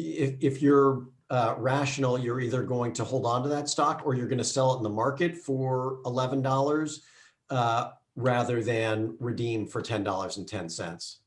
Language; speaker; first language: English; native; English